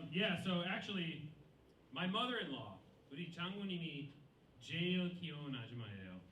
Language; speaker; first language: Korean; non-native, learner; English